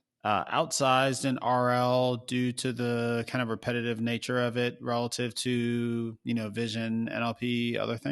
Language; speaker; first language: English; native; English